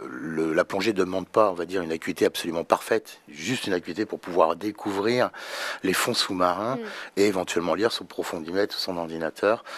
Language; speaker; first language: French; native; French